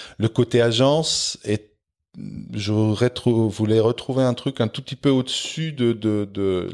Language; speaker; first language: French; non-native, local second language; Dutch